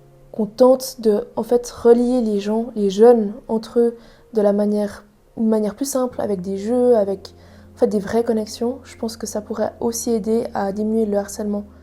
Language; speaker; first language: French; native; French